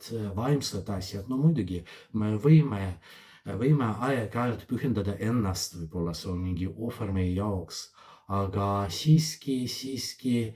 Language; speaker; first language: Estonian; non-native, fluent; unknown